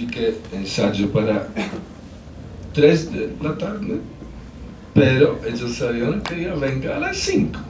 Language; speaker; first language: Spanish; non-native, fluent; Polish